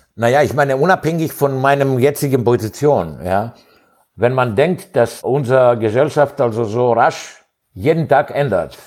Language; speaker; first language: German; non-native, fluent; Greek